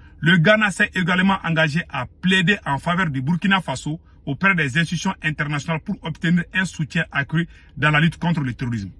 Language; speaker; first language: French; non-native, local second language; Bambara